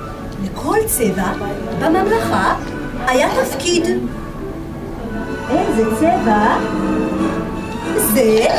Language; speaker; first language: Hebrew; native; Hebrew